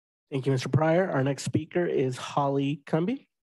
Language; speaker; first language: English; native; English